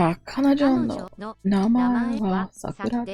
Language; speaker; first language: Japanese; non-native, learner; English